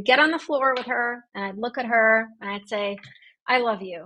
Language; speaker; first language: English; early bilingual, other home language; Russian